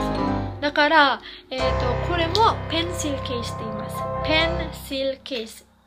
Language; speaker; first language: Japanese; non-native, fluent; Filipino